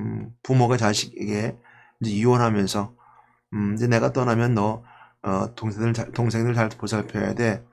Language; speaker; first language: Korean; native; Korean